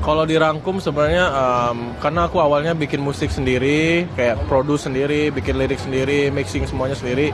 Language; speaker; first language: Indonesian; native; Indonesian